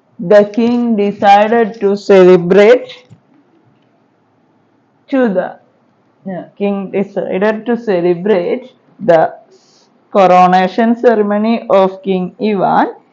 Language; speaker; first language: English; non-native, local second language; Malayalam